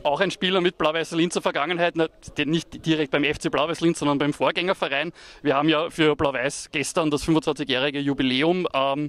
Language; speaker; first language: German; native; German